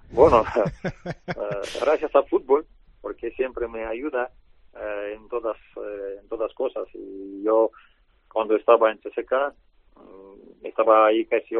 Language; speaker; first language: Spanish; non-native, learner; Russian